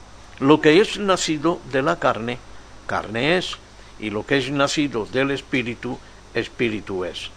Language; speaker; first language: Spanish; native; Spanish